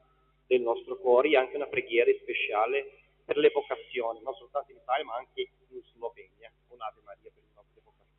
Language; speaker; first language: Italian; non-native, fluent; Portuguese